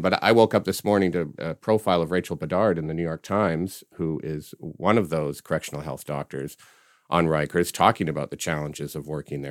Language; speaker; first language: English; native; English